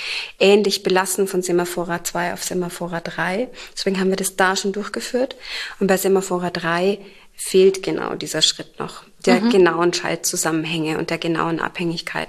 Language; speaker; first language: German; native; German